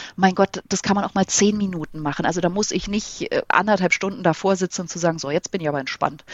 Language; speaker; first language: German; native; German